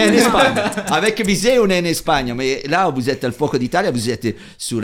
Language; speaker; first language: French; non-native, fluent; Italian